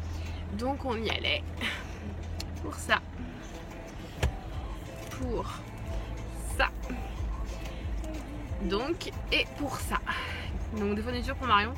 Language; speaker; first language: French; native; French